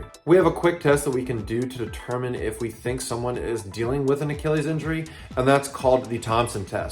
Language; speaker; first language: English; native; English